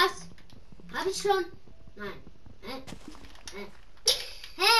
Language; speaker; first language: German; non-native, learner; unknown